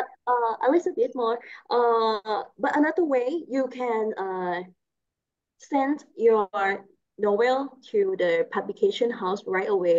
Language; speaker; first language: English; non-native, learner; Thai